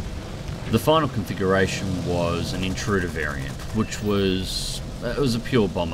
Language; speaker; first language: English; native; English